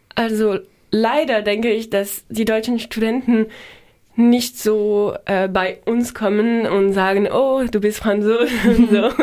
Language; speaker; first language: German; non-native, fluent; French